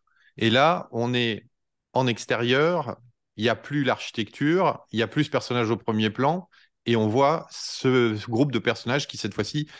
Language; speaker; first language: French; native; French